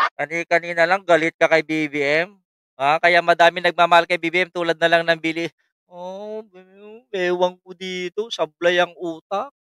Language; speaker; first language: Filipino; native; Filipino